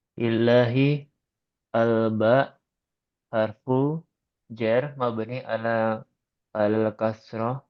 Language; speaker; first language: Arabic; non-native, learner; Indonesian